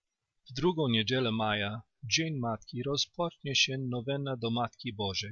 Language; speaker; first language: Polish; native; Polish